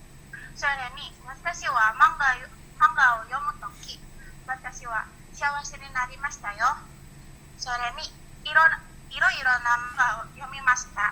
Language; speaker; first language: Japanese; non-native, learner; Indonesian